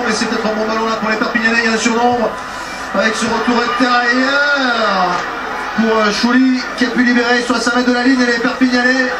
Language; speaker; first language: French; native; French